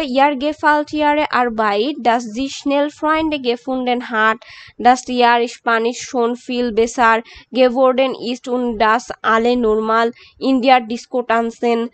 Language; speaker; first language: German; non-native, learner; Bangla